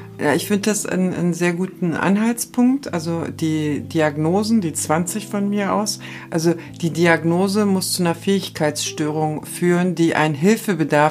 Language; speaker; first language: German; native; German